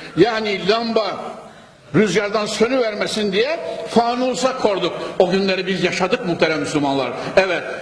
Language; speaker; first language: Turkish; native; Turkish